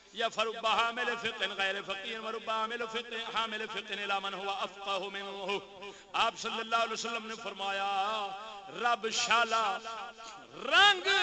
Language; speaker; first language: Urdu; non-native, local second language; Saraiki